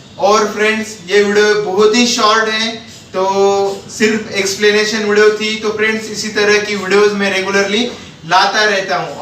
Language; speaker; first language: Hindi; non-native, local second language; Marathi